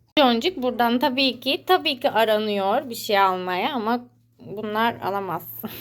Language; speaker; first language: Turkish; native; Turkish